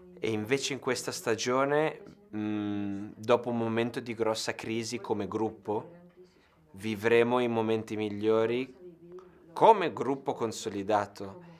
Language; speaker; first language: Italian; native; Italian